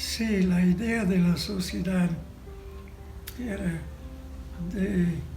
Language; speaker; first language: Spanish; non-native, fluent; English